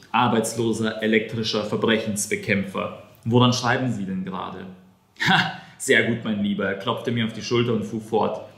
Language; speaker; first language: German; non-native, fluent; Serbian